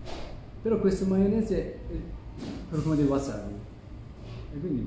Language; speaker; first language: Italian; non-native, learner; Japanese